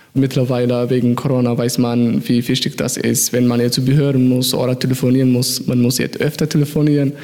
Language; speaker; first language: German; non-native, fluent; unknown